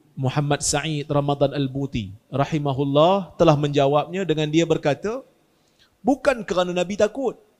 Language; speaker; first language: Malay; native; Malay